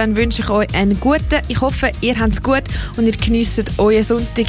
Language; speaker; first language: German; native; German